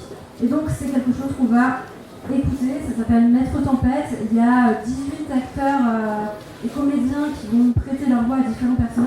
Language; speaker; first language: French; native; French